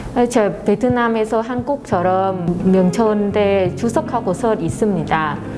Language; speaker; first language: Korean; non-native, fluent; Vietnamese